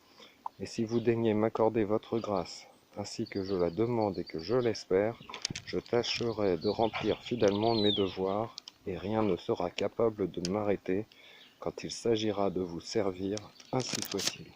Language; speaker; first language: French; native; French